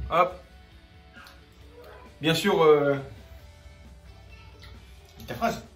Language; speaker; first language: French; native; French